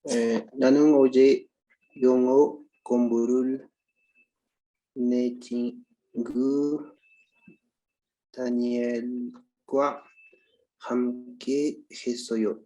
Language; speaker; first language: Korean; non-native, learner; Spanish